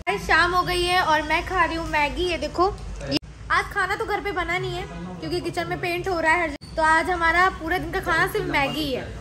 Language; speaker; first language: Hindi; native; Hindi